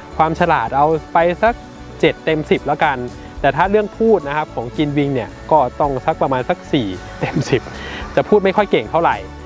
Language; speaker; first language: Thai; native; Thai